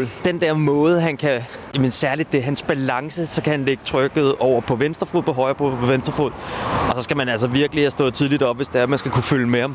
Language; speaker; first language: Danish; native; Danish